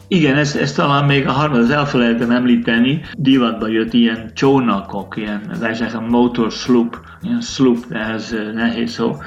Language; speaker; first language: Hungarian; non-native, fluent; Dutch